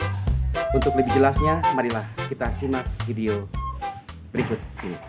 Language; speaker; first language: Indonesian; native; Indonesian